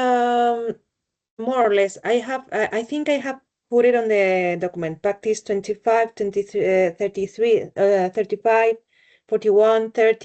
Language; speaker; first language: English; non-native, learner; Spanish